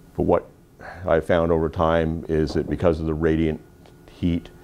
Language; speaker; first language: English; native; English